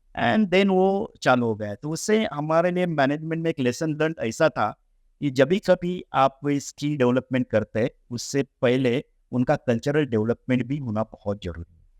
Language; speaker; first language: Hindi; non-native, local second language; Marathi